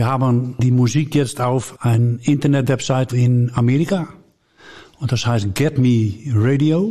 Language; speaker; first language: German; non-native, learner; Dutch